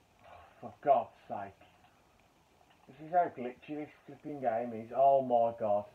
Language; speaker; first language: English; native; English